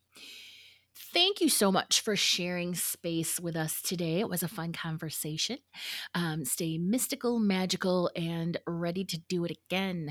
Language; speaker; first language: English; native; English